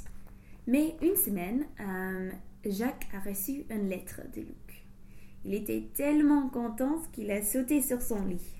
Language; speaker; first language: French; non-native, learner; English